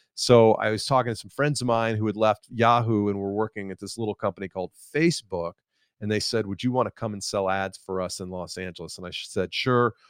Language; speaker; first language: English; native; English